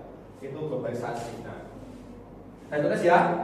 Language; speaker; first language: Indonesian; native; Indonesian